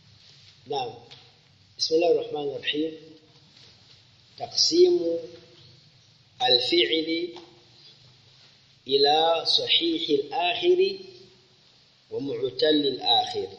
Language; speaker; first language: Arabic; non-native, fluent; Swahili